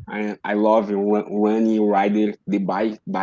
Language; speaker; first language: English; non-native, learner; Portuguese